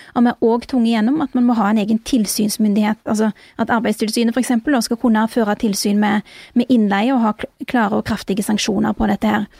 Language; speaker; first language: Norwegian; native; Norwegian